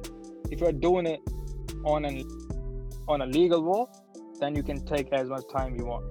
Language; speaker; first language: English; non-native, local second language; Punjabi